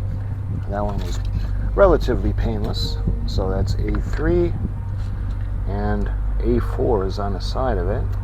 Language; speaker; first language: English; native; English